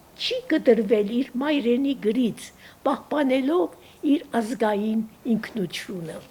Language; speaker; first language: Armenian; native; Armenian